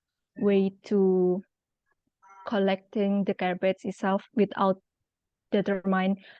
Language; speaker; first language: English; non-native, local second language; Indonesian